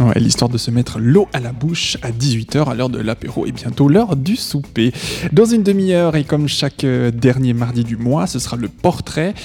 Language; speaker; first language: French; native; French